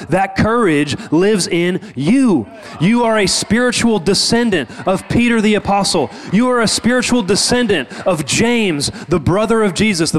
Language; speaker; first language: English; native; English